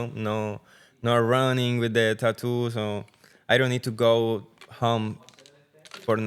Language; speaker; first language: English; non-native, learner; Spanish